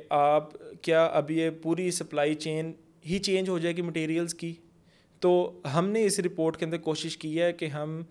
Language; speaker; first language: Urdu; non-native, local second language; Punjabi